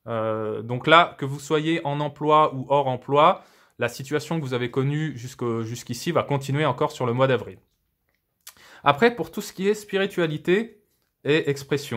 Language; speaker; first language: French; native; French